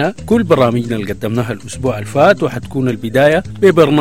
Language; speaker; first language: Arabic; native; Arabic